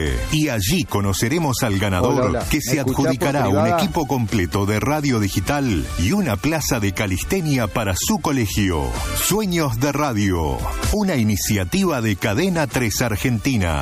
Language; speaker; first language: Spanish; native; Spanish